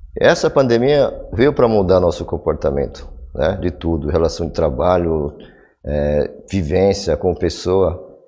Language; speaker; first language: Portuguese; early bilingual, other home language; Korean